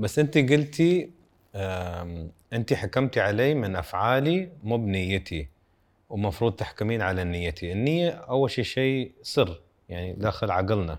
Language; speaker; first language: Arabic; native; Arabic